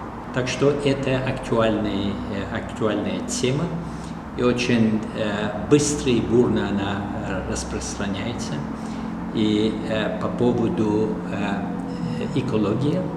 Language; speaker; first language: Russian; non-native, fluent; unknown